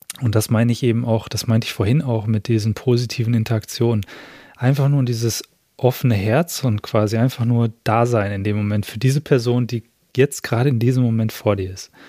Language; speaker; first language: German; native; German